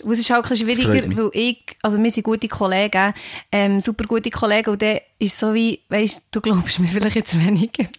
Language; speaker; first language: German; native; German